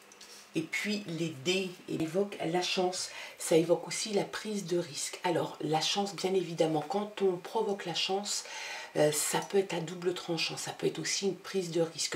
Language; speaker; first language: French; native; French